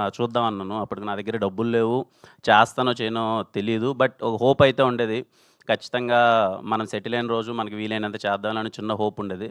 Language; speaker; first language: Telugu; native; Telugu